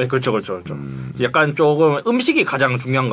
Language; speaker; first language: Korean; native; Korean